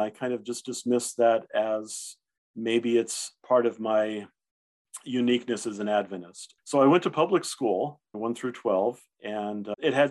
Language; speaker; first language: English; early bilingual, other home language; German